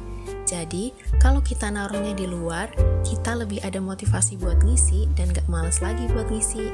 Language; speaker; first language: Indonesian; native; Indonesian